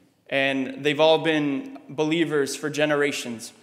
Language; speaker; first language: English; early bilingual, other home language; Russian